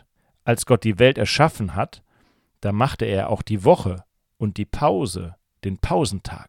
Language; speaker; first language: German; native; German